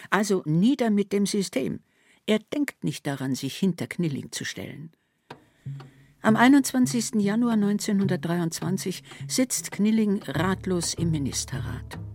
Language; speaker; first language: German; native; German